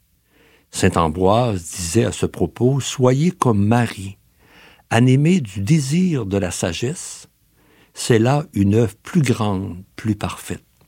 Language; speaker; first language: French; native; French